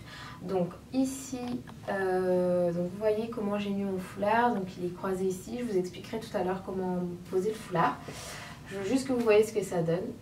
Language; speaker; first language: French; native; French